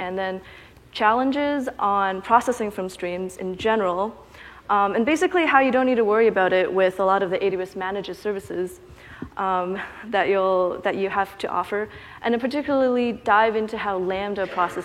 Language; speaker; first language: English; native; English